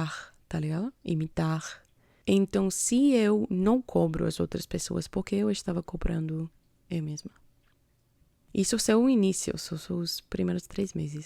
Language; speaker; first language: Portuguese; non-native, fluent; English